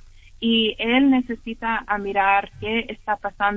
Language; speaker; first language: Spanish; early bilingual, heritage; English